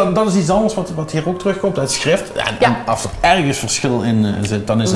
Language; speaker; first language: Dutch; native; Dutch